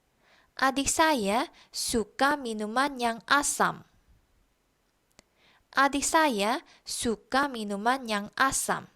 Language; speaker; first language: Indonesian; non-native, fluent; Korean